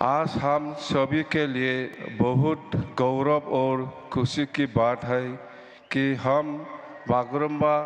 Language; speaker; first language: Hindi; non-native, local second language; Bodo